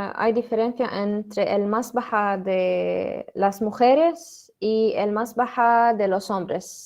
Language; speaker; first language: Spanish; non-native, learner; Arabic